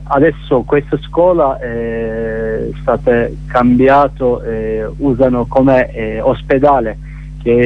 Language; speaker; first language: Italian; non-native, learner; Kurdish